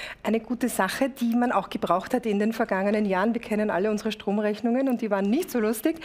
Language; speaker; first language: German; native; German